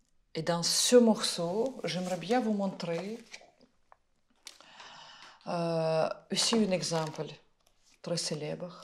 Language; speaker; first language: French; non-native, fluent; Russian